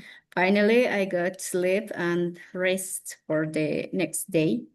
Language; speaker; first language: English; non-native, learner; Spanish